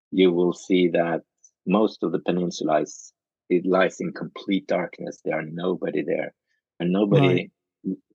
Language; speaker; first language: English; non-native, fluent; Norwegian